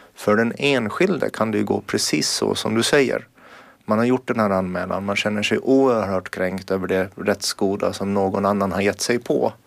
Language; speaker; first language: Swedish; native; Swedish